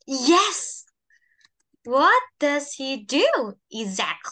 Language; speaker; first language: English; non-native, fluent; Indonesian